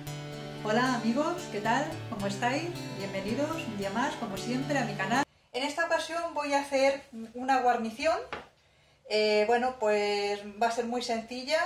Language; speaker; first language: Spanish; native; Spanish